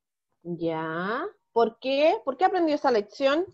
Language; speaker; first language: Spanish; native; Spanish